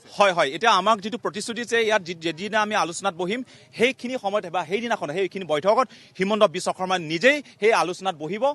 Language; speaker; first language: Assamese; non-native, local second language; Karbi